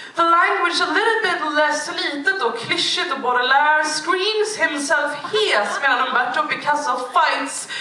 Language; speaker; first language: Swedish; native; Swedish